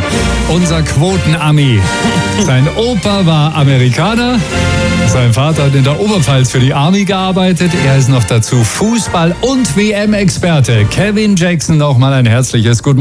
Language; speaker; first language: German; native; German